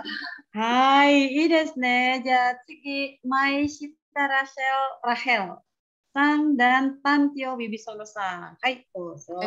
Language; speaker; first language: Japanese; non-native, fluent; Indonesian